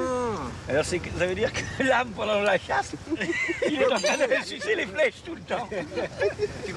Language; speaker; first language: French; native; French